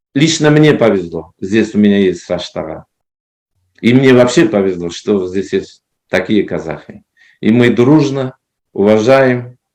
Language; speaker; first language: Russian; non-native, local second language; Kazakh